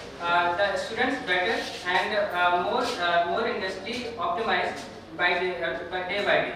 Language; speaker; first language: English; non-native, local second language; Hindi